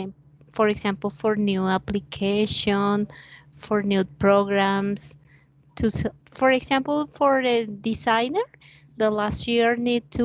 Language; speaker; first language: English; non-native, learner; Spanish